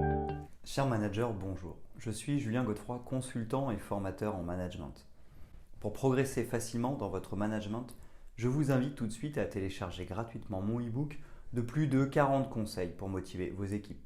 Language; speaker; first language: French; native; French